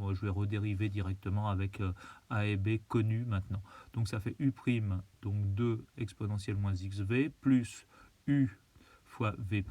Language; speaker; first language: French; native; French